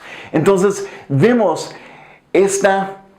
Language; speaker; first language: Spanish; non-native, fluent; English